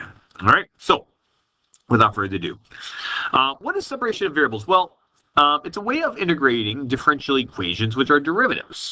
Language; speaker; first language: English; native; English